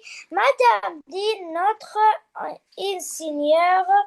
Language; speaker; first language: French; non-native, learner; Arabic